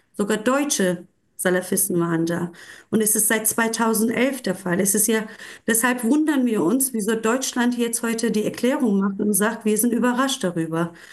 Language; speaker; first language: German; non-native, fluent; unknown